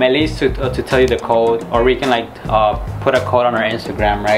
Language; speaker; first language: English; early bilingual, other home language; Spanish